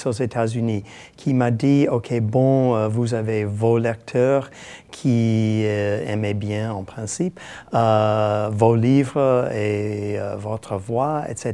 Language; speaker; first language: French; non-native, fluent; English